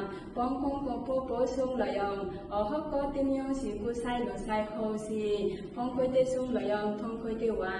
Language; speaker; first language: Cantonese; non-native, learner; Bangla